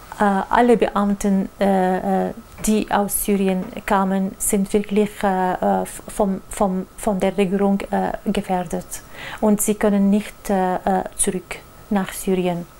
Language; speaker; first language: German; non-native, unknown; Arabic